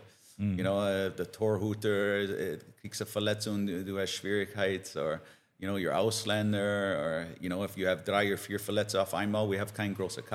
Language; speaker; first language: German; non-native, learner; English